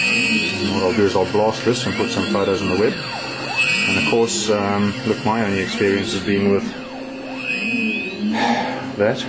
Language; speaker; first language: English; native; English